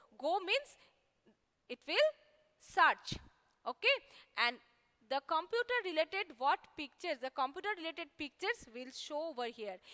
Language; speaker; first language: English; non-native, local second language; Bangla